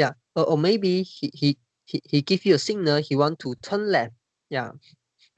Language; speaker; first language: English; non-native, learner; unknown